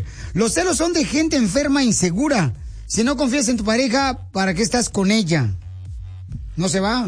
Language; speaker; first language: Spanish; native; Spanish